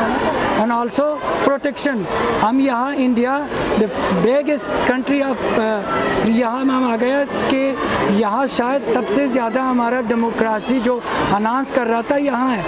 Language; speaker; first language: Hindi; non-native, fluent; Persian